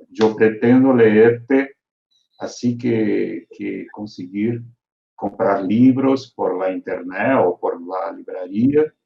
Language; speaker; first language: Spanish; non-native, fluent; Portuguese